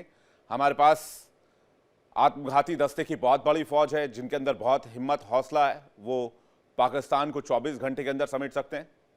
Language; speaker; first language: Hindi; native; Hindi